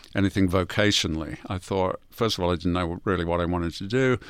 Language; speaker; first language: English; native; English